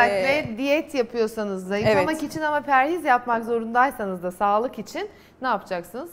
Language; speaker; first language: Turkish; native; Turkish